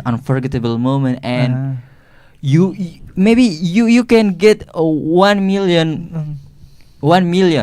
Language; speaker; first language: English; non-native, learner; Indonesian